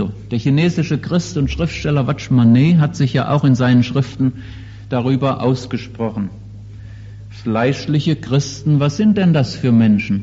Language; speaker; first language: German; native; German